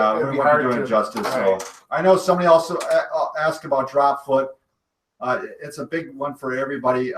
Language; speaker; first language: English; native; English